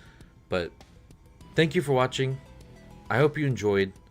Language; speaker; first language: English; native; English